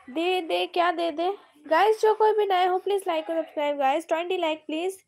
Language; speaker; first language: Hindi; non-native, local second language; Bangla